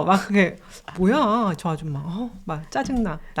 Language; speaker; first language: Korean; native; Korean